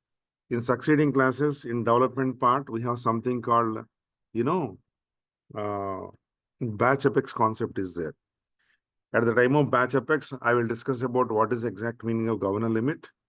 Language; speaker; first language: English; non-native, local second language; Telugu